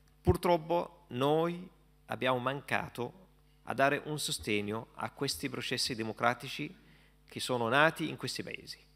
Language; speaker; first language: Italian; non-native, fluent; Arabic